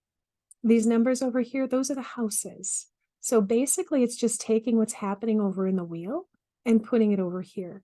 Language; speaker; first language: English; native; English